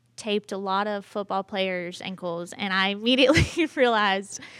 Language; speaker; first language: English; native; English